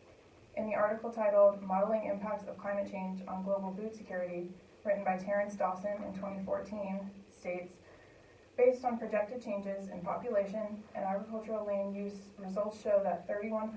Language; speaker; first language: English; native; English